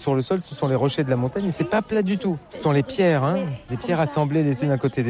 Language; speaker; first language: French; native; French